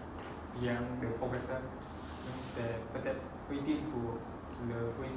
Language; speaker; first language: French; non-native, learner; Khmer